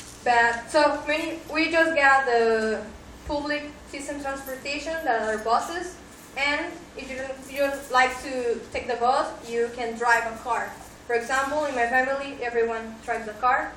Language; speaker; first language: English; non-native, fluent; Spanish